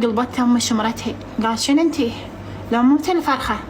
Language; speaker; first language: Arabic; native; Arabic